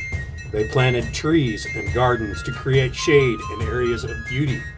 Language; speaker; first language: English; native; English